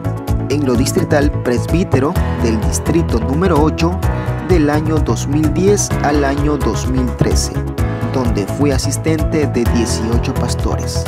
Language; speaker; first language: Spanish; native; Spanish